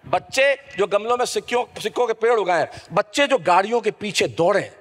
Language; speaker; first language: Hindi; native; Hindi